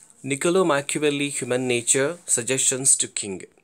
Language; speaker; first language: English; non-native, local second language; Telugu